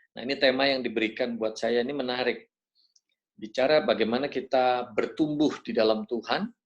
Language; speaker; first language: Indonesian; native; Indonesian